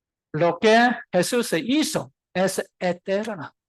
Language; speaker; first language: Spanish; non-native, learner; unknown